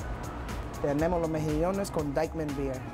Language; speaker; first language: Spanish; early bilingual, heritage; Spanish